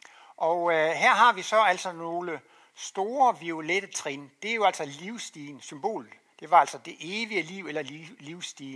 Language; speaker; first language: Danish; native; Danish